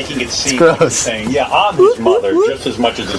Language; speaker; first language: English; native; English